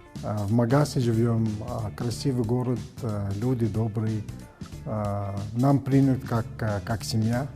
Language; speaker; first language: Russian; non-native, learner; Arabic